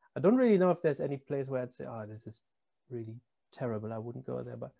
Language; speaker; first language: English; non-native, fluent; German